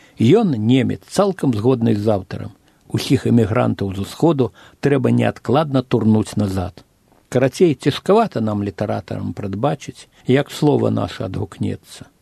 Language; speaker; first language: Belarusian; native; Belarusian